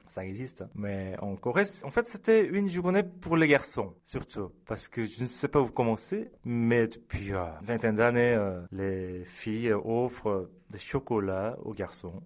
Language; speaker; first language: French; early bilingual, other home language; Korean